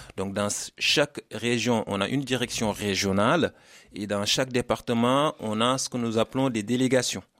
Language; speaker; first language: French; non-native, local second language; Wolof